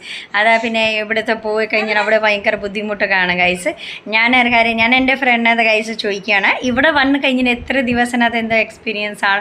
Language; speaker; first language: Malayalam; non-native, learner; Hindi